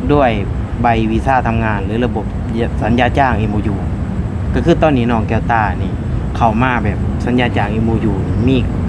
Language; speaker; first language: Thai; native; Thai